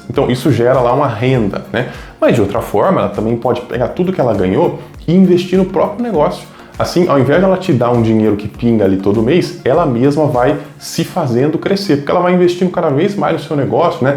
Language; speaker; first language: Portuguese; native; Portuguese